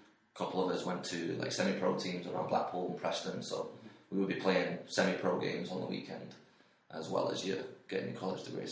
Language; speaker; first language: English; native; English